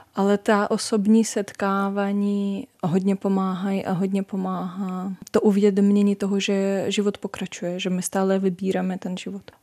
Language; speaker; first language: Czech; non-native, fluent; Russian